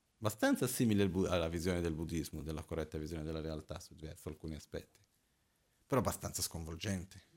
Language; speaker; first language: Italian; non-native, fluent; Portuguese